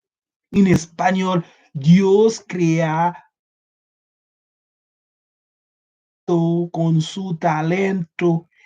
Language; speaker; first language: Spanish; non-native, learner; Haitian Creole